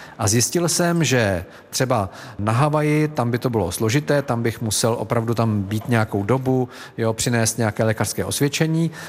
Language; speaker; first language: Czech; native; Czech